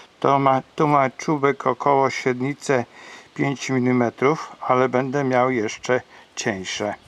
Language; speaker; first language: Polish; native; Polish